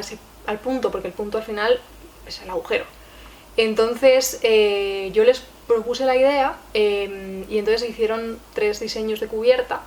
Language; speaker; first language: Spanish; native; Spanish